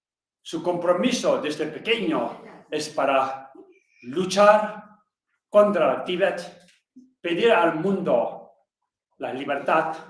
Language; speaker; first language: Spanish; non-native, learner; Tibetan